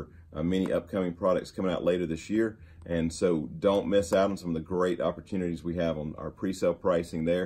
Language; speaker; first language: English; native; English